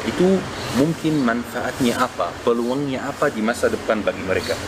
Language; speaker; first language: Indonesian; non-native, fluent; Arabic